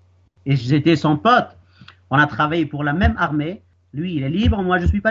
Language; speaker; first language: French; non-native, fluent; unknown